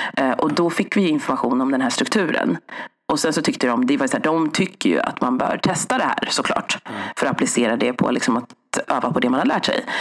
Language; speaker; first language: Swedish; early bilingual, other home language; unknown